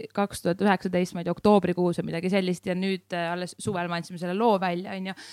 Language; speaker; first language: Estonian; native; Estonian